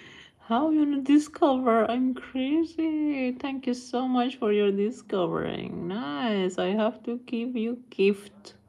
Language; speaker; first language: English; non-native, learner; Persian